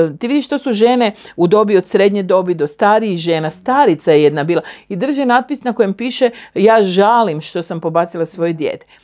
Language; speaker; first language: Croatian; native; Croatian